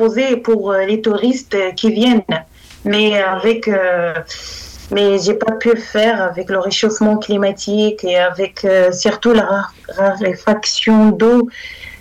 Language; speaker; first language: French; non-native, local second language; Arabic